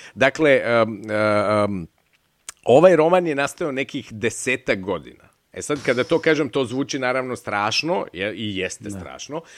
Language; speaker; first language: Serbian; native; Serbian